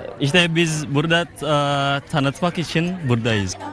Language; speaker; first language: Turkish; non-native, learner; Indonesian